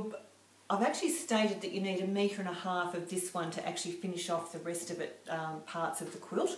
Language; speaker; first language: English; native; English